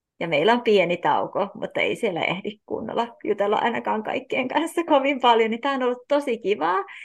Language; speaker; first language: Finnish; native; Finnish